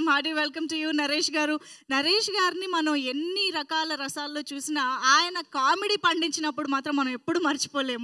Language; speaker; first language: Telugu; native; Telugu